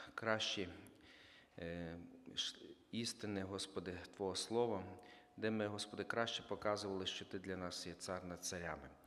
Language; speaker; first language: Ukrainian; native; Ukrainian